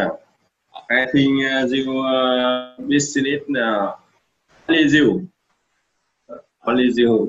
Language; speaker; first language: English; non-native, learner; Vietnamese